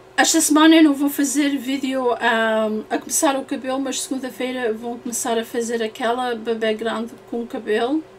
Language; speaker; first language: Portuguese; early bilingual, heritage; English